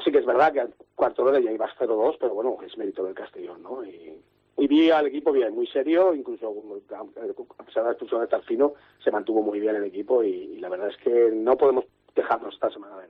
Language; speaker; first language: Spanish; native; Spanish